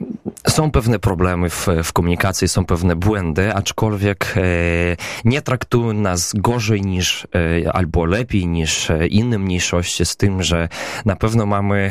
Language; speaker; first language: Polish; non-native, local second language; Belarusian